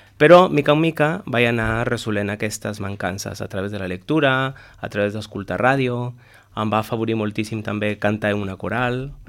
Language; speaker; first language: Catalan; non-native, fluent; Spanish